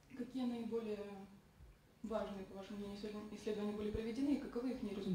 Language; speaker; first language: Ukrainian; non-native, local second language; Russian